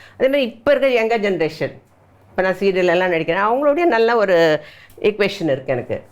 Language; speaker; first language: Tamil; native; Tamil